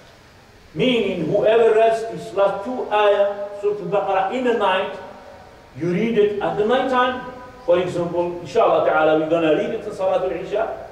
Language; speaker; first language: English; non-native, fluent; Arabic